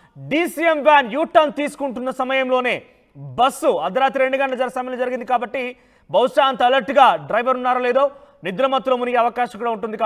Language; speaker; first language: Telugu; native; Telugu